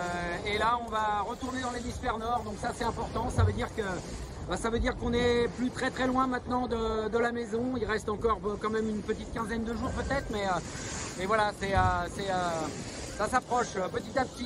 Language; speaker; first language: French; native; French